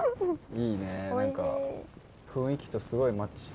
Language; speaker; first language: Japanese; native; Japanese